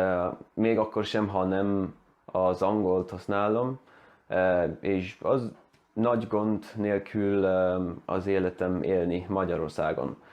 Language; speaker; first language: Hungarian; non-native, learner; Swedish